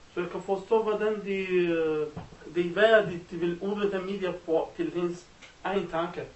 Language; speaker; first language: Danish; non-native, learner; Arabic